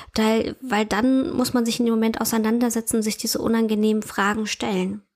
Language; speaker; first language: German; early bilingual, other home language; Russian